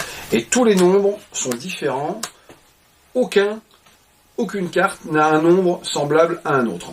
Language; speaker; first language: French; native; French